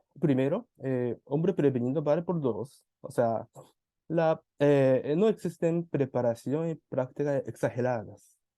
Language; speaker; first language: Spanish; non-native, fluent; Japanese